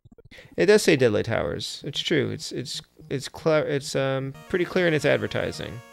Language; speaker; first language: English; native; English